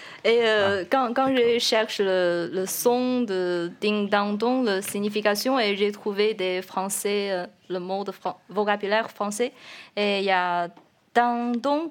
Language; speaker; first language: French; non-native, learner; Chinese